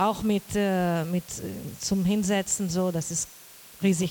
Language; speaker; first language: German; non-native, learner; Portuguese